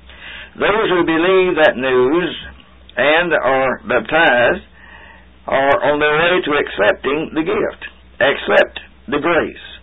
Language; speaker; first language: English; native; English